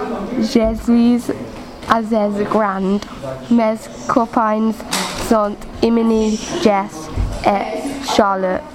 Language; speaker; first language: French; non-native, learner; English